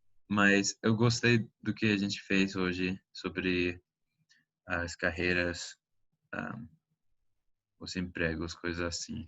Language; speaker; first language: Portuguese; non-native, fluent; English